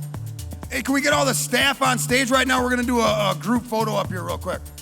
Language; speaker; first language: English; native; English